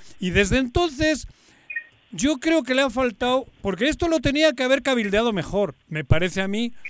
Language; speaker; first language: Spanish; native; Spanish